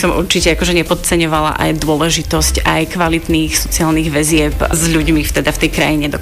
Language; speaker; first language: Slovak; native; Slovak